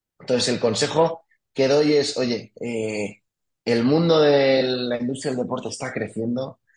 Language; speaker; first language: Spanish; early bilingual, other home language; French